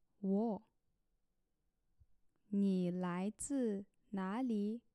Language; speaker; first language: Chinese; non-native, learner; German